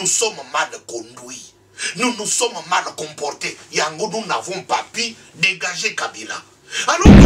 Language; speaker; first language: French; non-native, local second language; Lingala